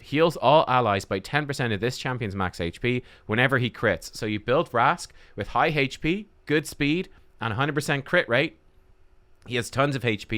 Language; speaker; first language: English; native; English